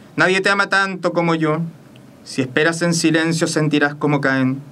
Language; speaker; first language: Spanish; native; Spanish